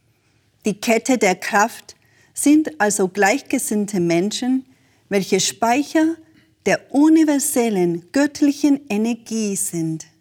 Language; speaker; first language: German; native; German